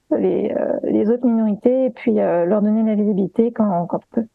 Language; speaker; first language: French; native; French